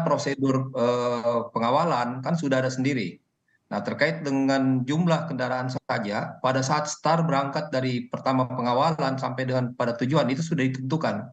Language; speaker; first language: Indonesian; native; Indonesian